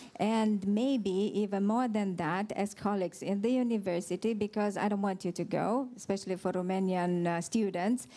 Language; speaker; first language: English; non-native, fluent; Romanian